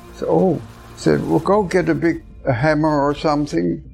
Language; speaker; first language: English; non-native, fluent; Dutch